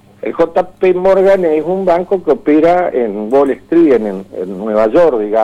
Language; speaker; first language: Spanish; native; Spanish